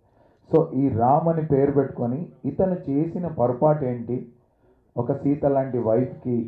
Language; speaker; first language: Telugu; native; Telugu